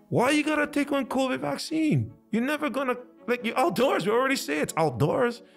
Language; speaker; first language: English; native; English